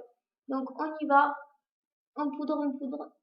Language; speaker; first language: French; native; French